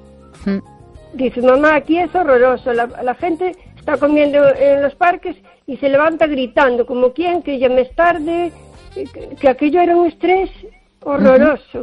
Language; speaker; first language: Spanish; native; Spanish